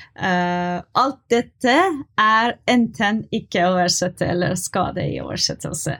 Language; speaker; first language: Norwegian; non-native, learner; Persian